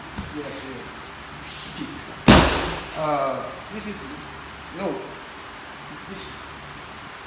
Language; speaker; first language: English; non-native, learner; Japanese